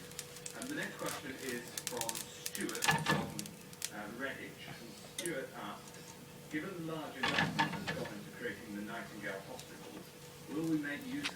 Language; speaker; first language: English; native; English